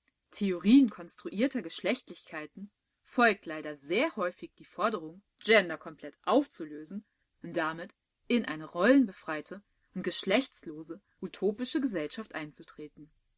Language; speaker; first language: German; native; German